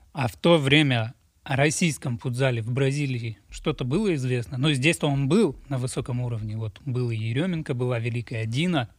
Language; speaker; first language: Russian; native; Russian